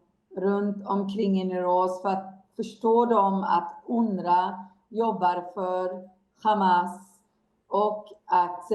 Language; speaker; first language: Swedish; non-native, fluent; Hebrew